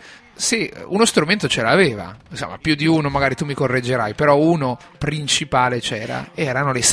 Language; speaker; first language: Italian; native; Italian